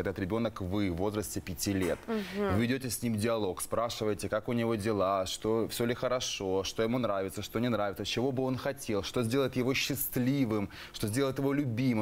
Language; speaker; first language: Russian; native; Russian